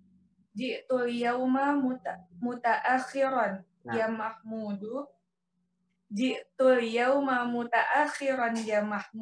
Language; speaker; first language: Arabic; non-native, learner; Indonesian